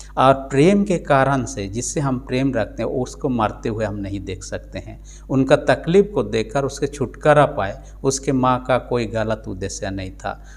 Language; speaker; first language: Hindi; non-native, local second language; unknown